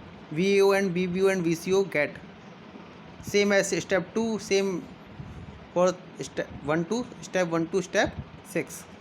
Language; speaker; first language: English; non-native, local second language; Hindi